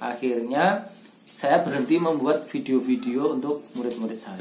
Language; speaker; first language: Indonesian; non-native, local second language; Javanese